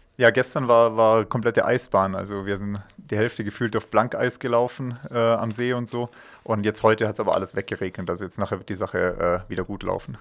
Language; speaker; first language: German; native; German